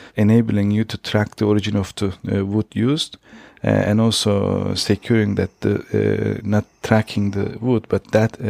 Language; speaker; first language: English; non-native, fluent; Turkish